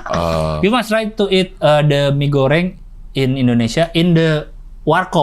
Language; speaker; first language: English; non-native, fluent; Indonesian